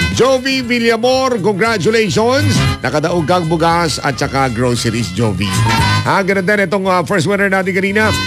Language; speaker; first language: Filipino; non-native, local second language; Cebuano